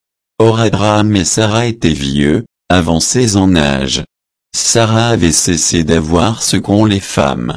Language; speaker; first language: French; native; French